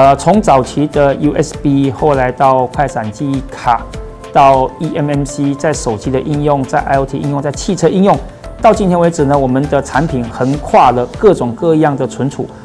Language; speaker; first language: Chinese; native; Chinese